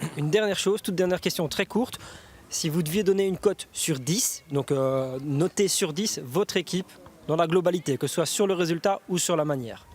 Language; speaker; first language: French; native; French